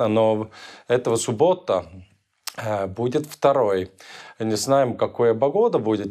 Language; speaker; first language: Russian; non-native, local second language; Estonian